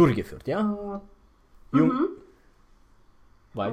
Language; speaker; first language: German; non-native, fluent; Romanian